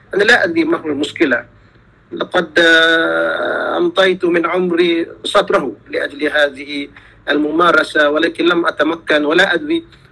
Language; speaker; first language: Arabic; non-native, fluent; Malay